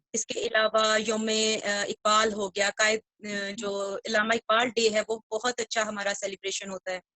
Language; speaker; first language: Urdu; non-native, local second language; Punjabi